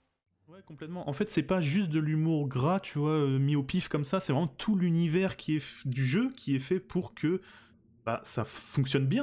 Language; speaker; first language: French; native; French